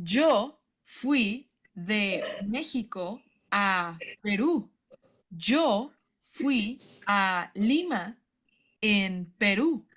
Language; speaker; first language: Spanish; non-native, learner; English